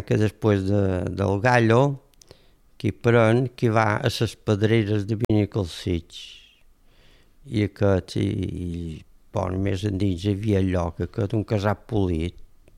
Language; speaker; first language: Catalan; native; Catalan